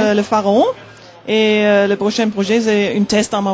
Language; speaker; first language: French; non-native, learner; German